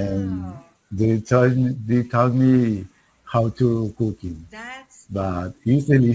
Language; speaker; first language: English; non-native, learner; Spanish